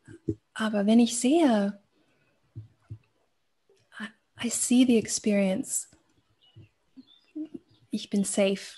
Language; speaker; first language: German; non-native, fluent; English